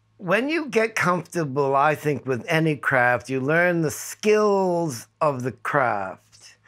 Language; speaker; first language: English; native; English